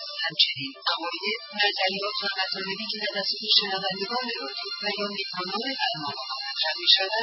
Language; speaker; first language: Persian; native; Persian